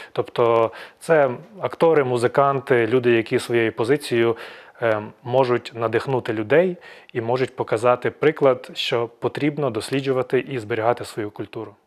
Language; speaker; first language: Ukrainian; native; Ukrainian